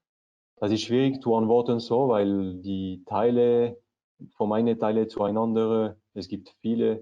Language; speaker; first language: German; non-native, learner; French